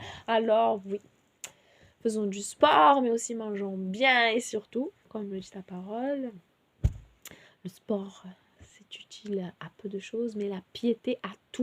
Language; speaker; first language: French; native; French